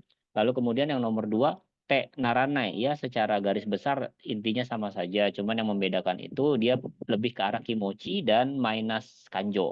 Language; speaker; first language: Indonesian; native; Indonesian